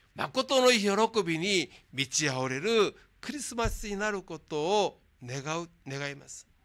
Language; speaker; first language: Japanese; non-native, fluent; Korean